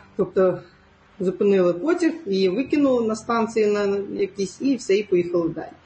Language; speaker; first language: Ukrainian; non-native, local second language; Crimean Tatar